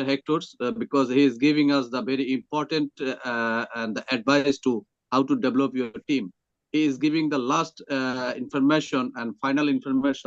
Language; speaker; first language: English; non-native, learner; Bangla